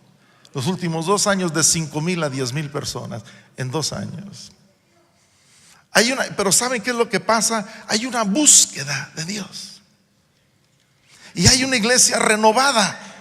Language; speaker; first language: Spanish; non-native, local second language; English